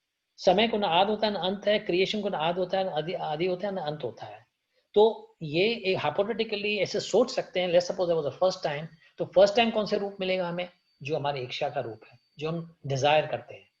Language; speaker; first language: Hindi; native; Hindi